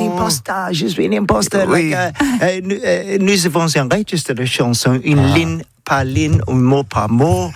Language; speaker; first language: French; non-native, learner; English